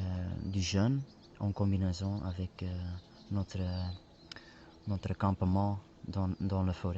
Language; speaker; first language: French; non-native, fluent; Spanish